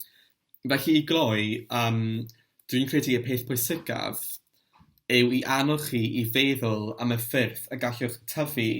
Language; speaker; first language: Welsh; non-native, local second language; English